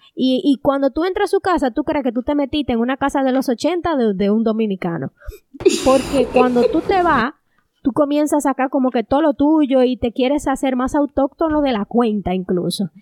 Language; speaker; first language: Spanish; native; Spanish